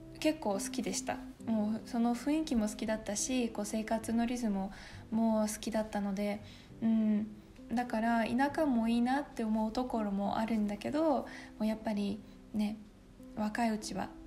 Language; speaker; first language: Japanese; non-native, fluent; Russian